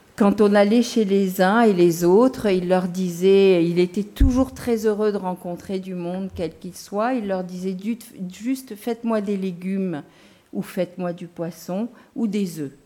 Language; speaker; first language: French; non-native, local second language; Gujarati